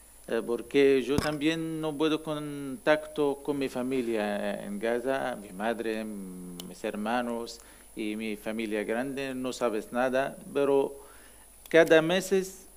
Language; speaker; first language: Spanish; non-native, learner; Arabic